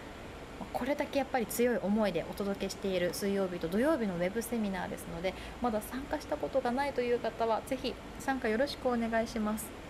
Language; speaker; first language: Japanese; native; Japanese